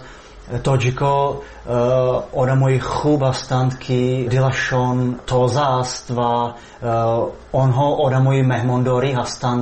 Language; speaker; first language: Persian; non-native, fluent; Czech